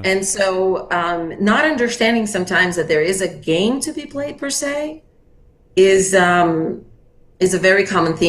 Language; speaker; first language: English; non-native, fluent; Portuguese